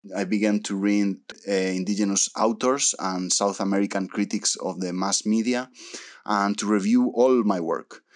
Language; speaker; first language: English; early bilingual, other home language; Spanish